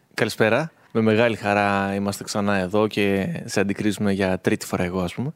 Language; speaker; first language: Greek; native; Greek